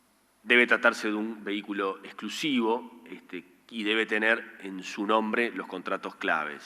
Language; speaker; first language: Spanish; native; Spanish